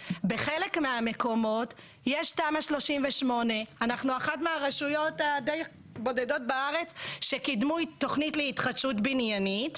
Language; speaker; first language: Hebrew; native; Hebrew